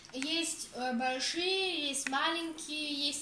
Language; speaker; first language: Russian; early bilingual, heritage; German